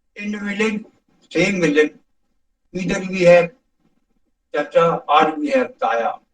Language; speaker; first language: English; non-native, local second language; Punjabi